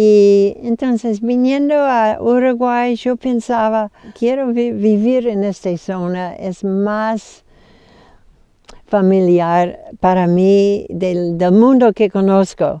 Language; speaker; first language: Spanish; non-native, fluent; English